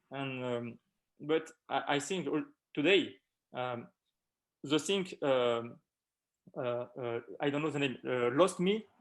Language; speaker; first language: English; non-native, learner; French